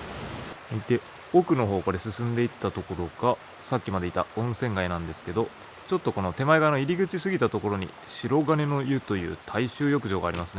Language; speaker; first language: Japanese; native; Japanese